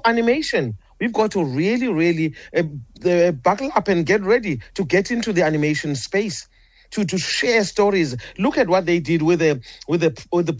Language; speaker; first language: English; non-native, local second language; Zulu